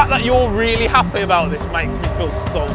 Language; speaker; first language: English; native; English